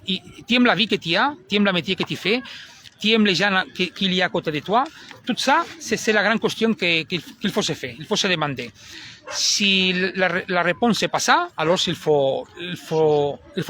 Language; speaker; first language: French; non-native, learner; Spanish